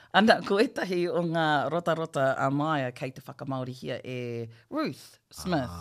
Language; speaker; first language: Māori; non-native, local second language; English